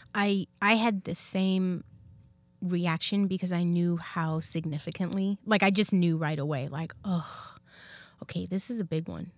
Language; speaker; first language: English; native; English